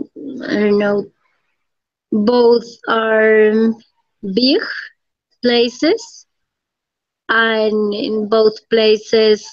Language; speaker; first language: English; non-native, learner; Spanish